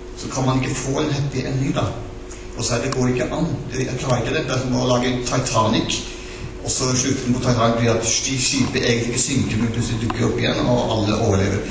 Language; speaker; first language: Norwegian; non-native, local second language; Northern Sami